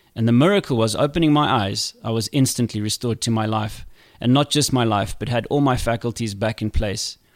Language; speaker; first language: English; native; English